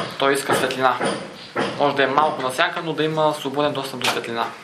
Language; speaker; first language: Bulgarian; native; Bulgarian